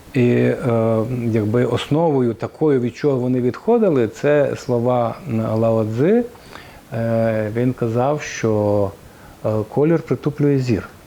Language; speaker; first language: Ukrainian; native; Ukrainian